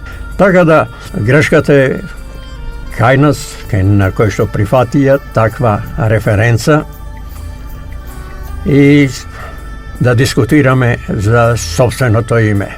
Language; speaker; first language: Macedonian; native; Macedonian